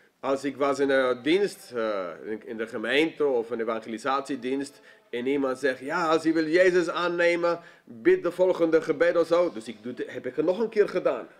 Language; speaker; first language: Dutch; non-native, fluent; English